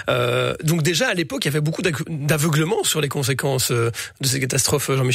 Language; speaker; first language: French; native; French